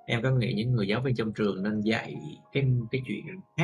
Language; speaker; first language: Vietnamese; native; Vietnamese